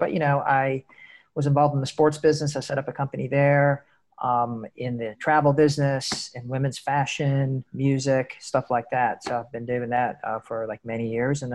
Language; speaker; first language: English; native; English